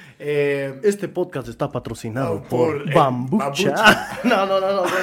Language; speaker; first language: Spanish; native; Spanish